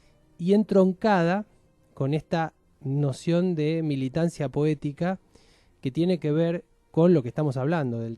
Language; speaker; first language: Spanish; native; Spanish